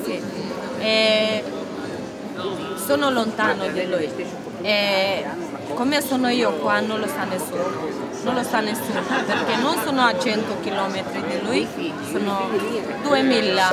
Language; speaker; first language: Italian; non-native, learner; Romanian